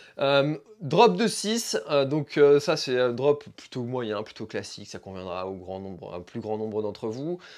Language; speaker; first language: French; native; French